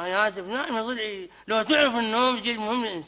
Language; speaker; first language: Arabic; native; Arabic